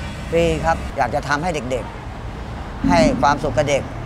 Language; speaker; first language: Thai; native; Thai